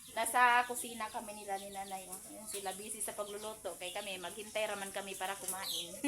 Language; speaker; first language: Filipino; non-native, local second language; Cebuano